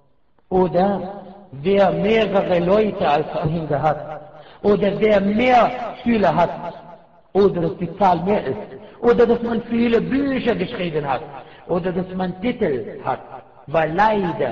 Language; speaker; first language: German; non-native, fluent; Arabic